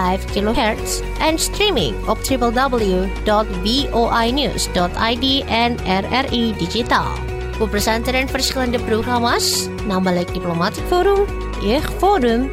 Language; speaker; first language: Dutch; non-native, fluent; Indonesian